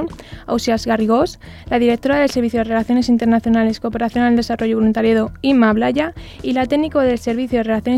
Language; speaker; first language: Spanish; native; Spanish